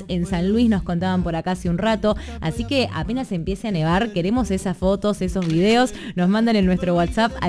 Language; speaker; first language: Spanish; native; Spanish